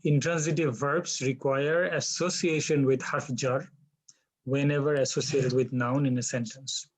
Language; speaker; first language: English; non-native, local second language; Bangla